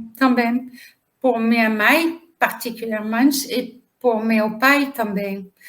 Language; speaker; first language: Portuguese; non-native, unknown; French